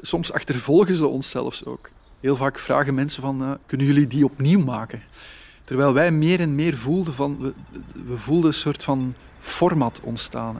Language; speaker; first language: Dutch; native; Dutch